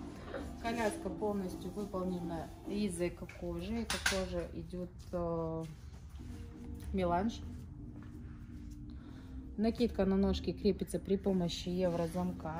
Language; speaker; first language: Russian; native; Russian